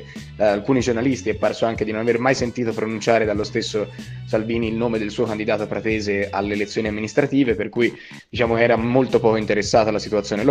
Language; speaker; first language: Italian; native; Italian